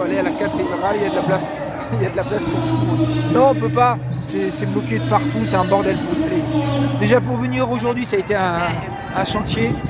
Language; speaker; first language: French; native; French